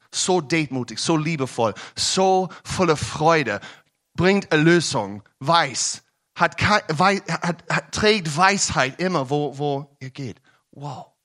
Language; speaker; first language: German; non-native, learner; English